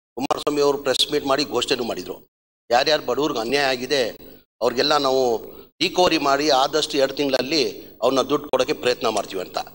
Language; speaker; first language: Kannada; non-native, local second language; Urdu